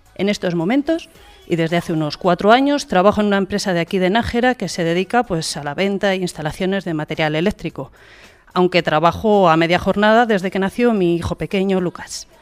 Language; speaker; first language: Spanish; native; Spanish